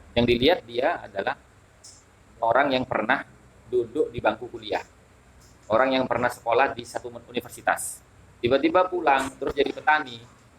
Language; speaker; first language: Indonesian; non-native, local second language; Madurese